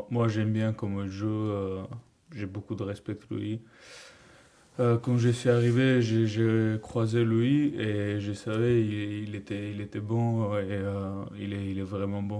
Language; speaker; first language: French; non-native, learner; Georgian